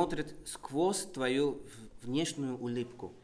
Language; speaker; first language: Russian; non-native, fluent; Spanish